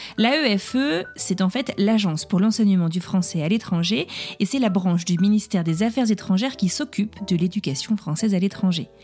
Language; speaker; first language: French; native; French